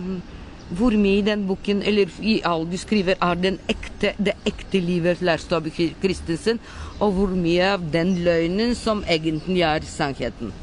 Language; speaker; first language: Norwegian; non-native, fluent; Bulgarian